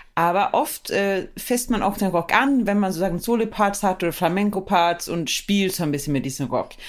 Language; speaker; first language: German; non-native, fluent; Swedish